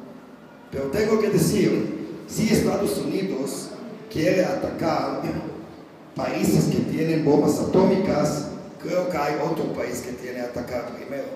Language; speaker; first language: Spanish; non-native, learner; Hebrew